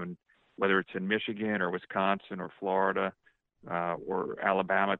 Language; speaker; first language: English; native; English